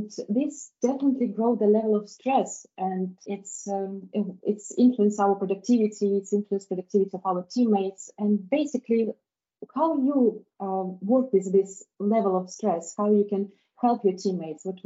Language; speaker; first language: English; non-native, fluent; Russian